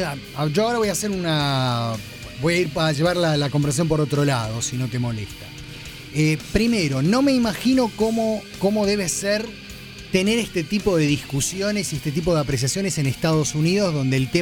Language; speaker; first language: Spanish; native; Spanish